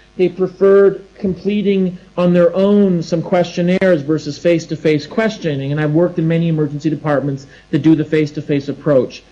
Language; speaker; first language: English; native; English